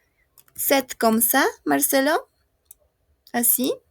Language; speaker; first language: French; non-native, fluent; Spanish